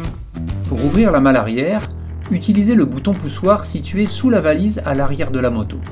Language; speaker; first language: French; native; French